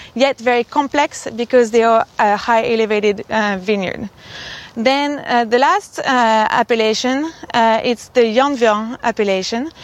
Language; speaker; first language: English; non-native, fluent; French